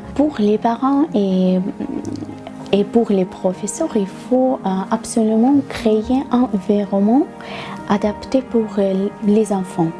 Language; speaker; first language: French; non-native, fluent; Russian